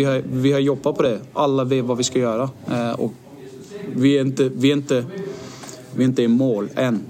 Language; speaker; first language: Swedish; non-native, fluent; Danish